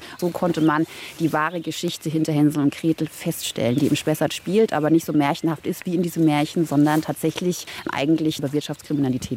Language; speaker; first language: German; native; German